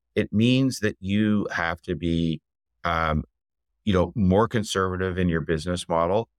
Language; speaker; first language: English; native; English